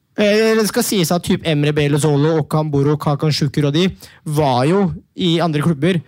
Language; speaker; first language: Norwegian; early bilingual, other home language; Turkish